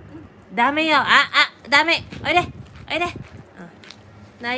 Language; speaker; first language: Japanese; non-native, learner; Waray